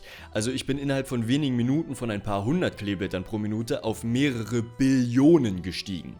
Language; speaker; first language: German; native; German